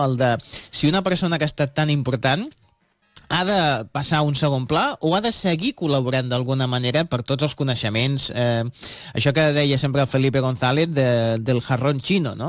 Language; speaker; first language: Catalan; native; Catalan